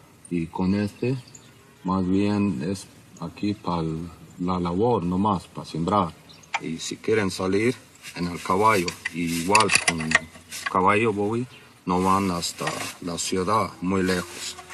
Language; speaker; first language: Spanish; non-native, local second language; Plautdietsch